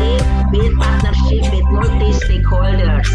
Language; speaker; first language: English; non-native, fluent; Indonesian